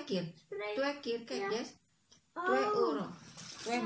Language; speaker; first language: Dutch; non-native, learner; Indonesian